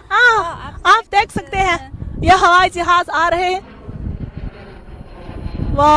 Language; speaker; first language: Hindi; non-native, fluent; Chinese